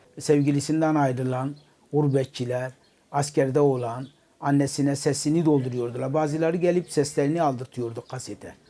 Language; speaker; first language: Turkish; non-native, local second language; Kurdish